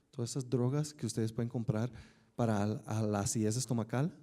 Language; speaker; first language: Spanish; native; Spanish